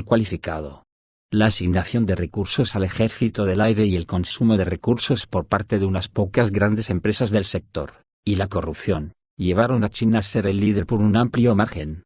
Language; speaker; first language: Spanish; native; Spanish